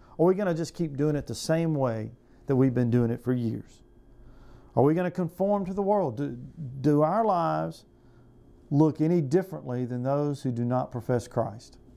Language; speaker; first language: English; native; English